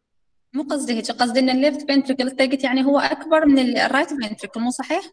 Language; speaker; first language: Arabic; native; Arabic